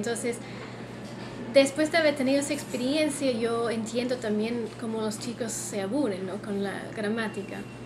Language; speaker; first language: Spanish; non-native, fluent; English